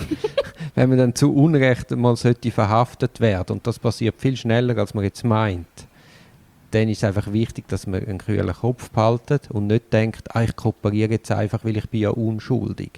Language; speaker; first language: German; native; German